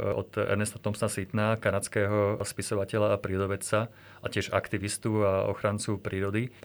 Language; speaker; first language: Slovak; native; Slovak